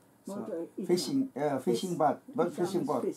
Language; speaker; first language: English; non-native, learner; Indonesian